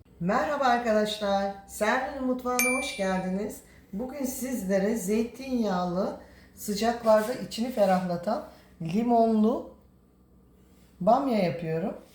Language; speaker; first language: Turkish; native; Turkish